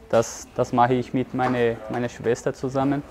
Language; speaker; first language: German; non-native, learner; Portuguese